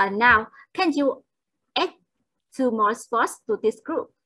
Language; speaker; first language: English; non-native, fluent; Vietnamese